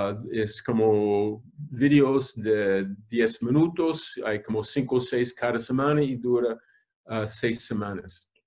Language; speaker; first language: Spanish; non-native, fluent; English